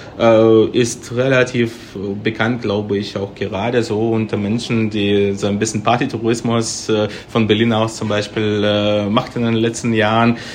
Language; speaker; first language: German; non-native, fluent; Russian